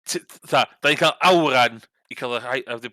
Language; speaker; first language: Welsh; native; Welsh